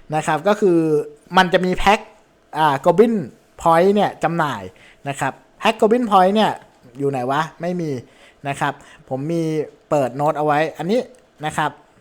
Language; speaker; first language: Thai; native; Thai